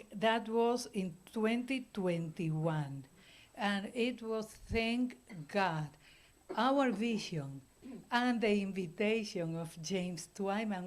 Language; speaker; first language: English; non-native, fluent; Spanish